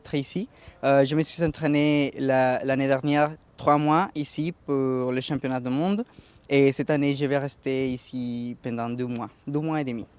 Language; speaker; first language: French; non-native, learner; Spanish